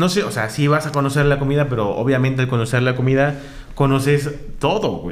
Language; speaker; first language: Spanish; native; Spanish